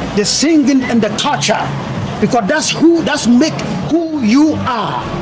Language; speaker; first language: English; non-native, local second language; Ga